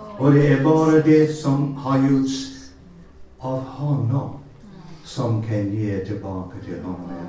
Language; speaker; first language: Swedish; non-native, fluent; English